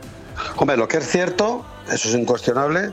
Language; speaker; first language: Spanish; native; Spanish